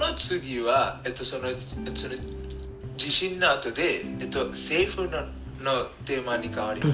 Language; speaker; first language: Japanese; non-native, learner; Bangla